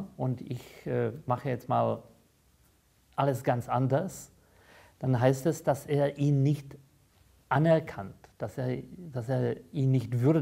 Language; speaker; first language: German; non-native, fluent; Czech